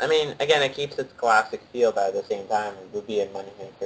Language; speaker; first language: English; native; English